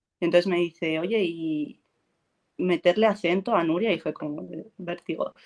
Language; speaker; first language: Spanish; native; Spanish